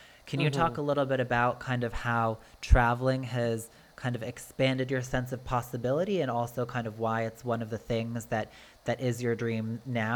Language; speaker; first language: English; native; English